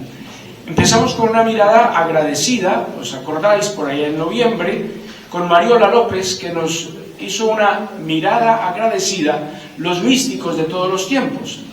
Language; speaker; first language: Spanish; native; Spanish